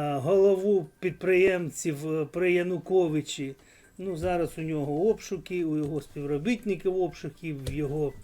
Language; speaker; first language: Ukrainian; native; Ukrainian